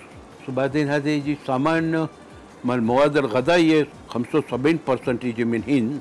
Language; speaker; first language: Arabic; non-native, local second language; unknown